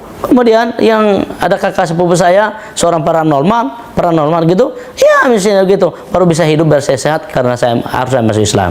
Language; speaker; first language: Indonesian; non-native, local second language; Nias